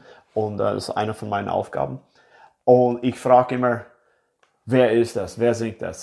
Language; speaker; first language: German; non-native, fluent; English